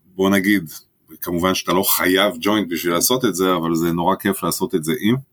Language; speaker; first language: Hebrew; early bilingual, other home language; French